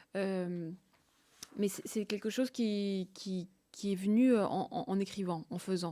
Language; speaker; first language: French; early bilingual, other home language; Russian